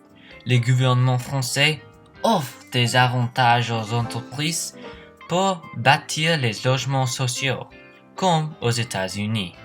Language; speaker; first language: French; non-native, learner; English